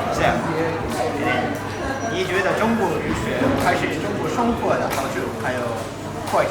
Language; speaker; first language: Chinese; non-native, learner; Japanese